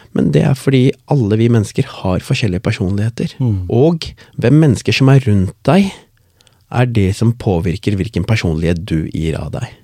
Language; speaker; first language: Norwegian; non-native, local second language; Tamil